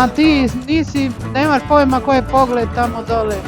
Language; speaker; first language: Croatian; non-native, learner; Portuguese